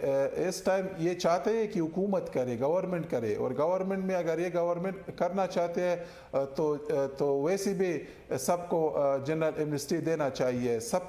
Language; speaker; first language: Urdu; non-native, learner; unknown